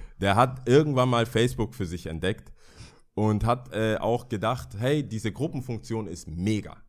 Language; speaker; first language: German; early bilingual, other home language; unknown